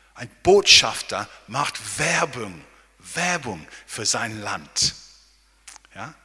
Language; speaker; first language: German; non-native, fluent; English